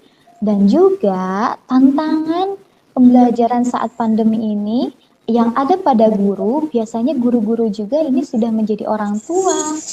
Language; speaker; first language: Indonesian; native; Indonesian